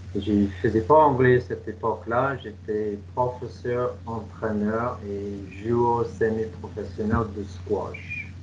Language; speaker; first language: French; non-native, fluent; English